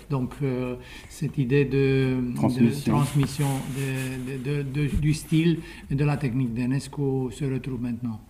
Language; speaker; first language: French; non-native, fluent; Romanian